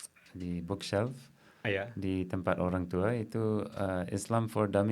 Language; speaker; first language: Indonesian; non-native, fluent; English